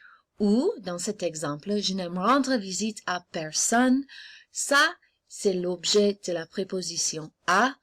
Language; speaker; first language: French; non-native, fluent; English